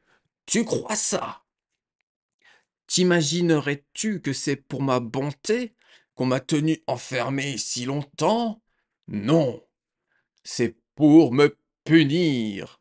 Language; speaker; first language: French; native; French